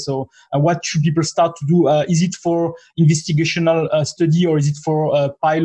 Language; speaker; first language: English; non-native, fluent; French